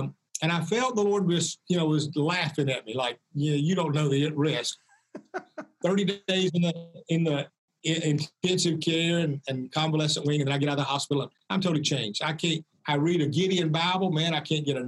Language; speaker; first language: English; native; English